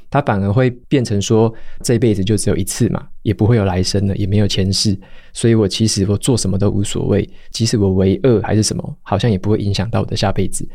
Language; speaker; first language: Chinese; native; Chinese